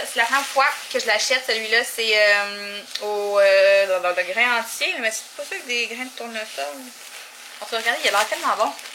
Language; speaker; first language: French; native; French